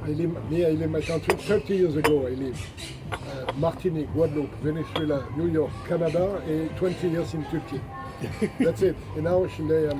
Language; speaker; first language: English; non-native, learner; French